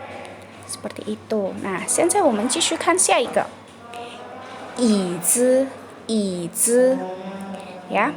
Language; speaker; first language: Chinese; non-native, fluent; Indonesian